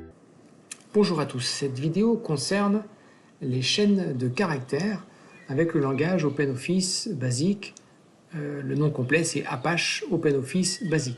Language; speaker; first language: French; native; French